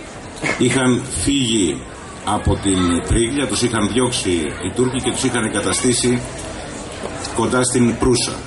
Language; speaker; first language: Greek; native; Greek